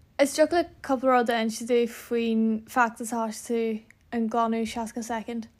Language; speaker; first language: Irish; native; Irish